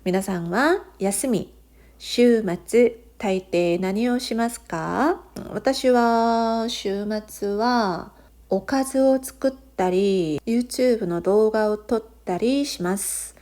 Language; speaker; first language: Japanese; non-native, fluent; Korean